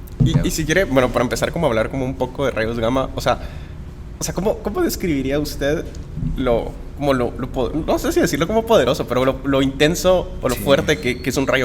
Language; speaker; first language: Spanish; native; Spanish